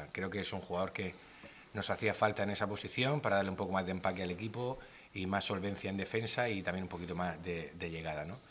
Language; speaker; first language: Spanish; native; Spanish